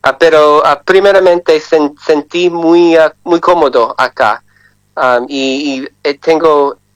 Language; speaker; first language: Spanish; non-native, learner; English